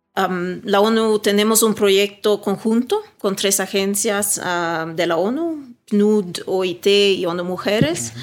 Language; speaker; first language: Spanish; early bilingual, heritage; Swedish